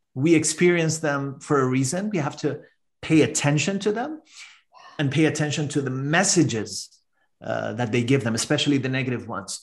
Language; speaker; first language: English; non-native, fluent; Persian